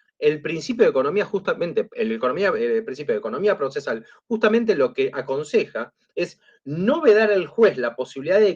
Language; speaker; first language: Spanish; native; Spanish